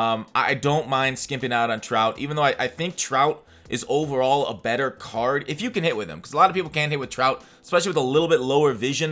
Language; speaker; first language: English; native; English